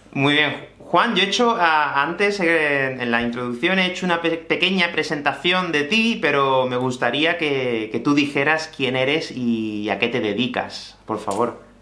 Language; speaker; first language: Spanish; native; Spanish